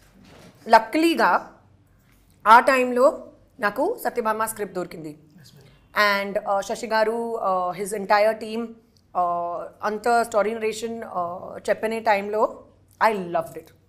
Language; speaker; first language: Telugu; non-native, local second language; Hindi